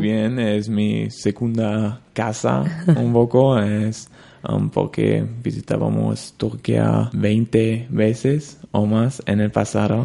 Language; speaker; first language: Spanish; non-native, learner; German